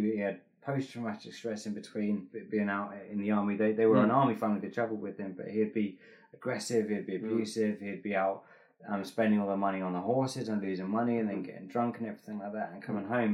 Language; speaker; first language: English; native; English